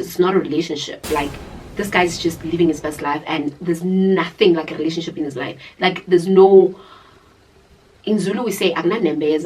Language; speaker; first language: English; non-native, local second language; Zulu